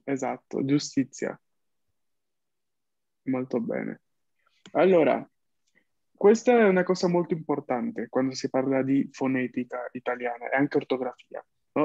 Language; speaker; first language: Italian; non-native, fluent; Spanish